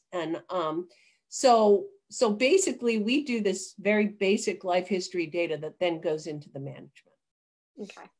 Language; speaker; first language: English; native; English